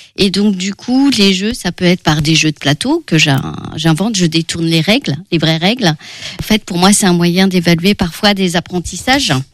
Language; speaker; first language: French; early bilingual, other home language; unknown